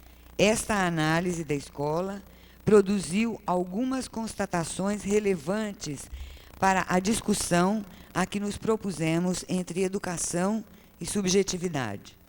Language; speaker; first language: Portuguese; native; Portuguese